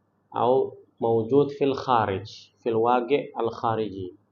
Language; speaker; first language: Arabic; non-native, fluent; Indonesian